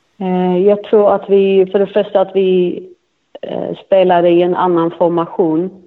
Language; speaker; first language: Swedish; non-native, fluent; Dutch